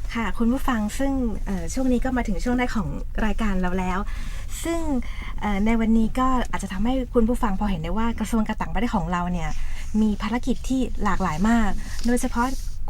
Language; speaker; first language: Thai; native; Thai